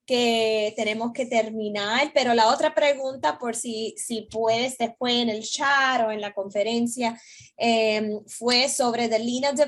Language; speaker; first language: Spanish; early bilingual, heritage; Spanish